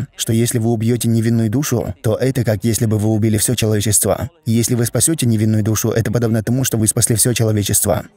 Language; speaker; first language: Russian; non-native, fluent; Danish